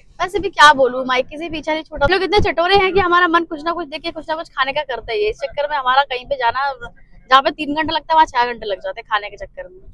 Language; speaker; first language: Hindi; non-native, local second language; Bangla